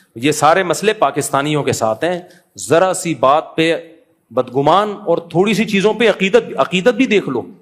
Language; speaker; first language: Urdu; native; Urdu